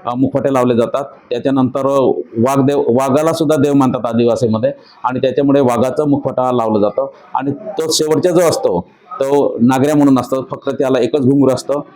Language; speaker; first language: Marathi; non-native, local second language; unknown